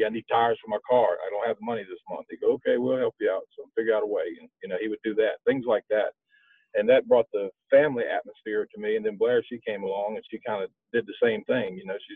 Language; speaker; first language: English; native; English